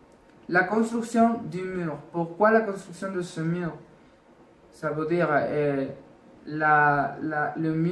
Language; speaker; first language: French; non-native, learner; Spanish